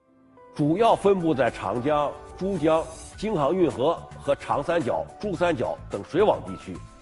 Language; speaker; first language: Chinese; native; Chinese